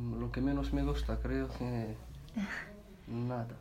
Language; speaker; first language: Spanish; non-native, learner; Arabic